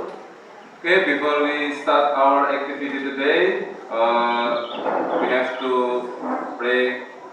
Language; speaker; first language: English; non-native, fluent; Indonesian